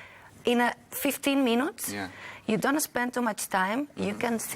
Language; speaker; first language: English; non-native, learner; Catalan